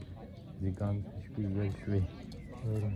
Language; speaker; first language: German; non-native, learner; Turkish